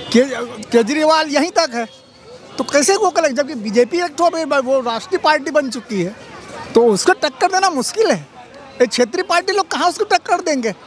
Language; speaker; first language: Hindi; native; Hindi